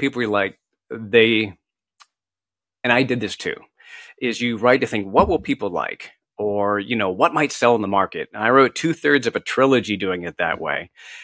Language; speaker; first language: English; native; English